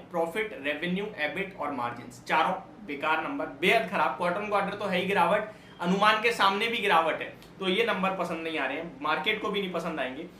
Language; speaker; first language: Hindi; native; Hindi